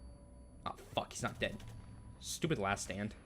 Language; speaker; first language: English; native; English